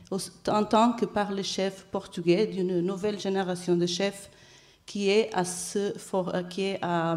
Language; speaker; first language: French; non-native, fluent; Portuguese